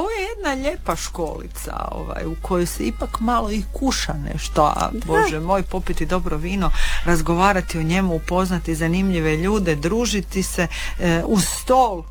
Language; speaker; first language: Serbian; native; Serbian